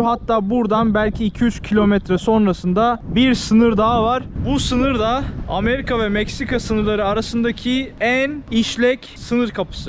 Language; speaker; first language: Turkish; native; Turkish